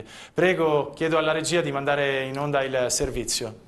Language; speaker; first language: Italian; native; Italian